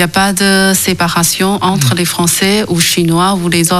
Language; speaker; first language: French; non-native, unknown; Chinese